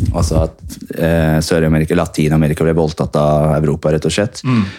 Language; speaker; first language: Norwegian; early bilingual, heritage; Norwegian